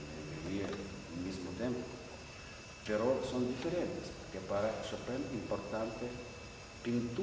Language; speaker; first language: Spanish; non-native, learner; Russian